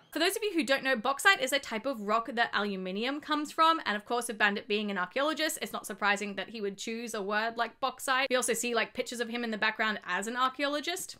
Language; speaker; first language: English; native; English